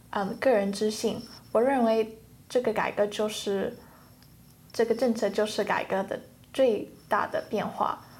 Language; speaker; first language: Chinese; early bilingual, heritage; Chinese